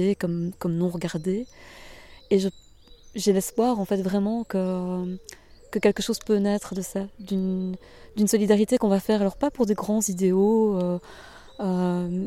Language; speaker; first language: French; native; French